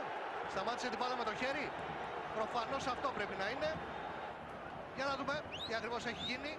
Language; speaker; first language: Greek; native; Greek